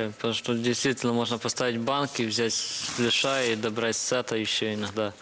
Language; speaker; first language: Russian; native; Russian